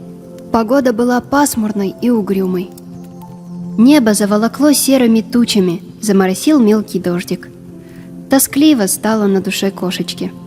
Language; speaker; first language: Russian; native; Russian